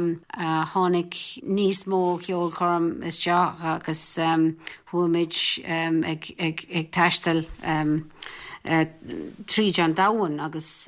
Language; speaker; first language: Irish; non-native, local second language; English